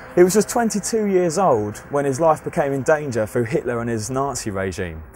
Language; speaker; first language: English; native; English